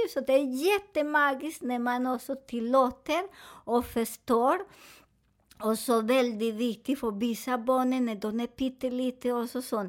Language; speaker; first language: Swedish; non-native, fluent; Spanish